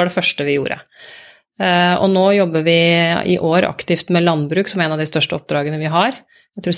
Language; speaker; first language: Norwegian; native; Norwegian